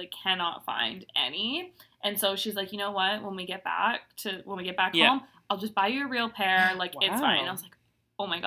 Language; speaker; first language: English; non-native, fluent; Hungarian